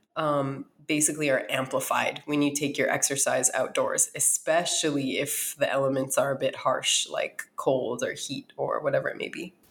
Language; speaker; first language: English; native; English